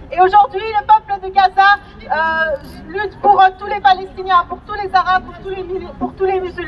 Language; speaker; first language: French; native; French